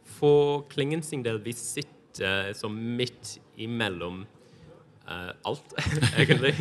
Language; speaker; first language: Norwegian; non-native, fluent; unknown